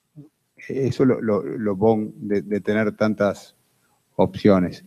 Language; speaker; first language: Spanish; non-native, fluent; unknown